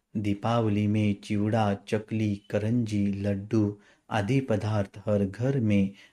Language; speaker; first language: Hindi; non-native, local second language; Marathi